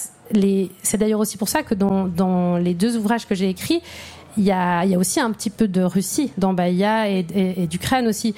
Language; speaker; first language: French; native; French